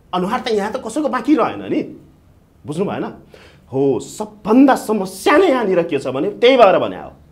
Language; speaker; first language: Nepali; non-native, local second language; Maithili